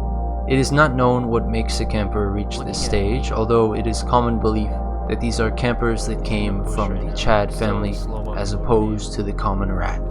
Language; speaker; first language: English; native; English